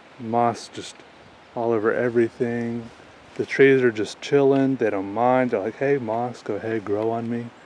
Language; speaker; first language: English; native; English